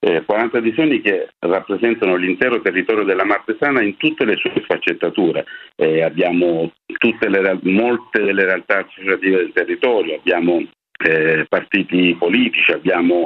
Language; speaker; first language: Italian; native; Italian